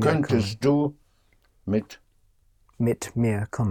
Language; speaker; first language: German; non-native, learner; English